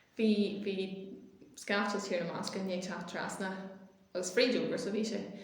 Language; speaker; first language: Irish; non-native, local second language; English